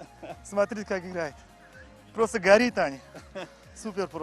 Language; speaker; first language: Russian; non-native, fluent; Uzbek